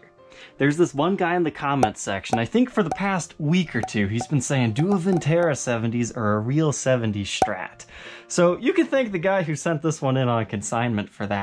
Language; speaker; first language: English; native; English